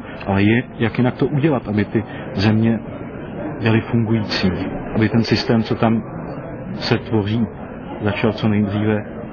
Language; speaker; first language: Czech; native; Czech